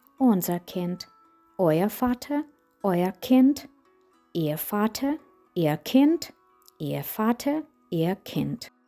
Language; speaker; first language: German; non-native, fluent; Ukrainian